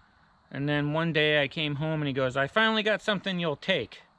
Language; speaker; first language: English; native; English